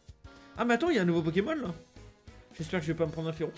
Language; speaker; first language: French; native; French